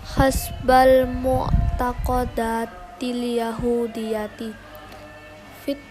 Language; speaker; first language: Arabic; non-native, learner; Indonesian